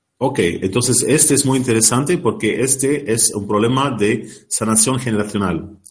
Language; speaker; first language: Spanish; non-native, learner; Arabic